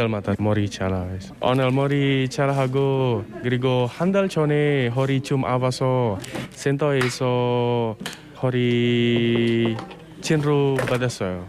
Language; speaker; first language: Korean; non-native, learner; Indonesian